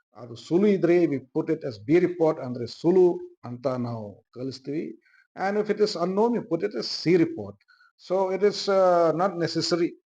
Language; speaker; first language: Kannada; non-native, fluent; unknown